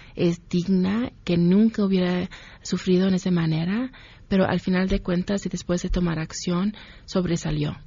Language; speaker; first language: Spanish; early bilingual, heritage; Spanish